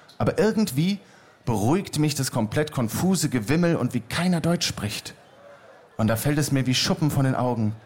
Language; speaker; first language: German; native; German